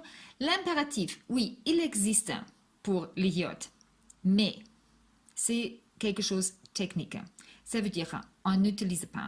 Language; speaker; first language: French; non-native, fluent; Hebrew